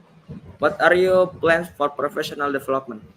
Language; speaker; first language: English; non-native, learner; Indonesian